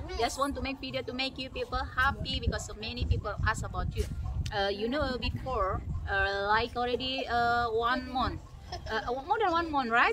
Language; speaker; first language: English; non-native, learner; Indonesian